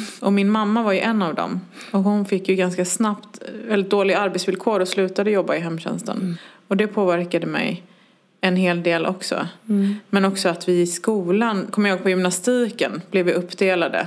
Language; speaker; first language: Swedish; early bilingual, other home language; Persian